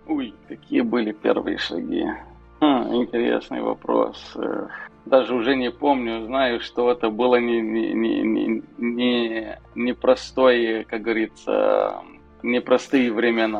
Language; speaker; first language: Russian; non-native, local second language; Romanian